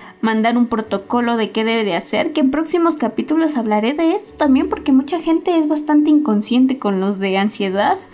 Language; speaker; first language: Spanish; native; Spanish